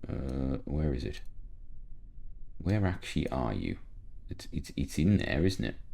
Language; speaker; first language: English; native; English